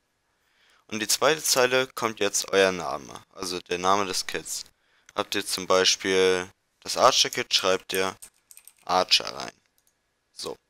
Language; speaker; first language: German; native; German